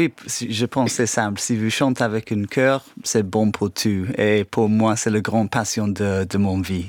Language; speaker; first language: French; non-native, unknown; English